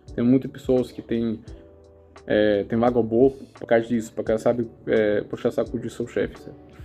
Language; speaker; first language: Portuguese; non-native, learner; Russian